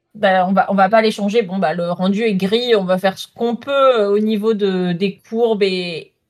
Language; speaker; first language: French; native; French